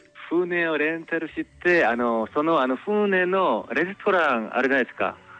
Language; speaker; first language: Japanese; non-native, fluent; Korean